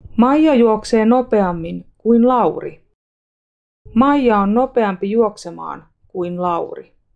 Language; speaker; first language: Finnish; non-native, fluent; Russian